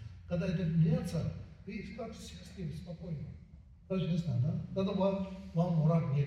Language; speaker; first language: Russian; non-native, learner; Tibetan